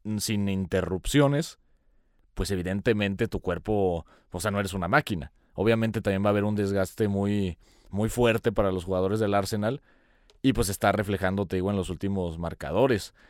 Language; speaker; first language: Spanish; native; Spanish